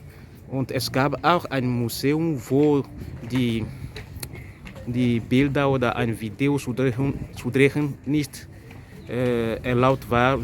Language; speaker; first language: German; non-native, fluent; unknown